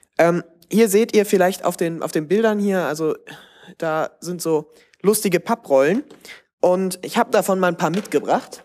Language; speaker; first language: German; native; German